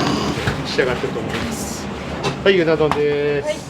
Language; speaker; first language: Japanese; native; Japanese